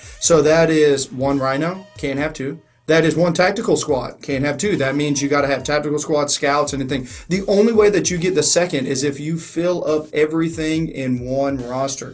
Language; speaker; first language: English; native; English